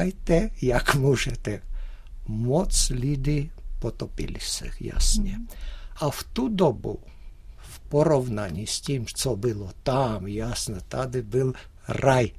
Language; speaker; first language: Czech; early bilingual, heritage; Czech